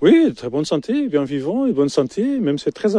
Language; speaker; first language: French; non-native, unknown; Portuguese